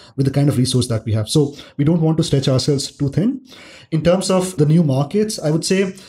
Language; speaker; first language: English; non-native, local second language; Hindi